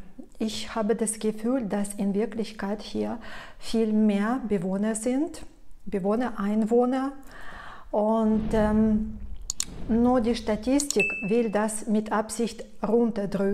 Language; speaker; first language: German; non-native, fluent; Russian